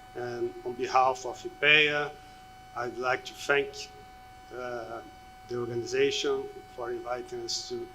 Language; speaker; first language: English; non-native, fluent; Portuguese